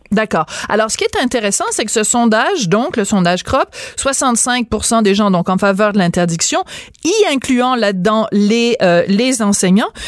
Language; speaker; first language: French; native; French